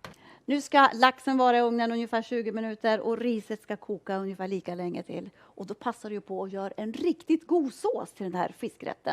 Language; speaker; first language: Swedish; native; Swedish